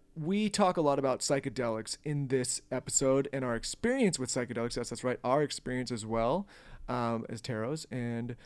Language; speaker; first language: English; native; English